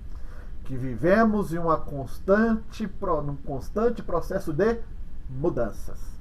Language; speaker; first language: Portuguese; native; Portuguese